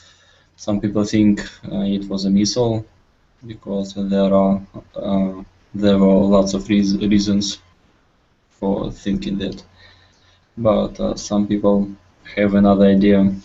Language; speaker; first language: English; non-native, learner; Russian